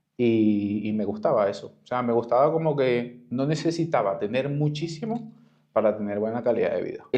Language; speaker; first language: Spanish; native; Spanish